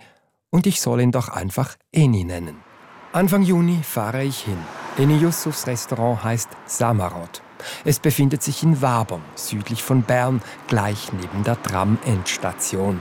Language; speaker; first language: German; native; German